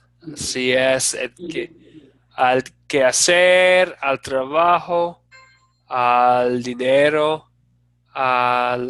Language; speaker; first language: Spanish; non-native, fluent; English